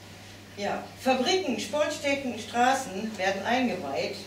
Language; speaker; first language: German; native; German